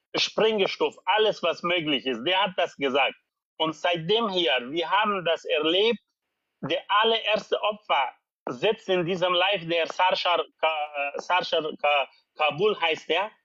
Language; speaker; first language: German; non-native, learner; Persian